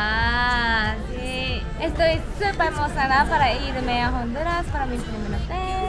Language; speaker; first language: Spanish; non-native, learner; Japanese